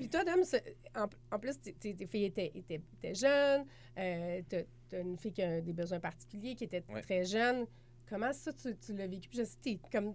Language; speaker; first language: French; native; French